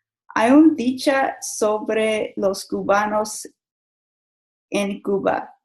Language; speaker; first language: Spanish; non-native, learner; English